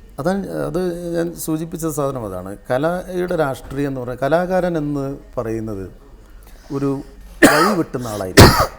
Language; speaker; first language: Malayalam; native; Malayalam